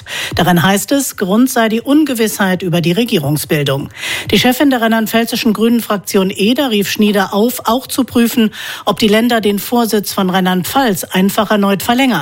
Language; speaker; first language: German; native; German